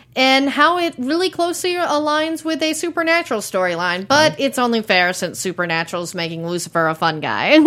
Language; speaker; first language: English; native; English